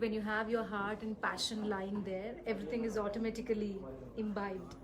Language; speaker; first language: English; non-native, local second language; Telugu